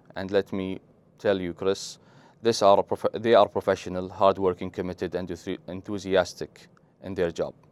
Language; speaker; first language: English; non-native, fluent; Arabic